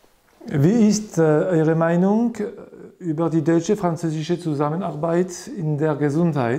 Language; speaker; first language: German; non-native, fluent; French